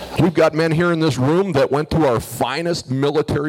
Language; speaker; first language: English; native; English